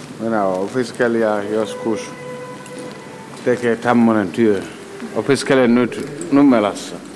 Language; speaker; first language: Finnish; non-native, learner; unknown